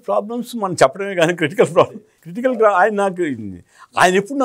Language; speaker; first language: Telugu; native; Telugu